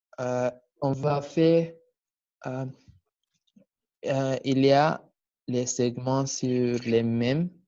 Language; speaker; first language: French; non-native, learner; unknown